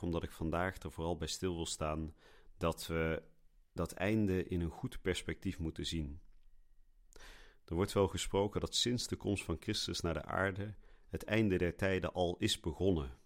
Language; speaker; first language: Dutch; native; Dutch